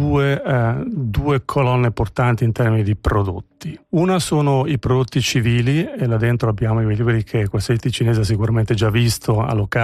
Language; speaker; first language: Italian; native; Italian